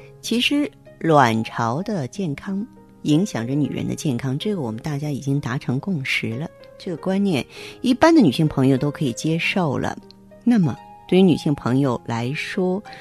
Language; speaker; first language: Chinese; native; Chinese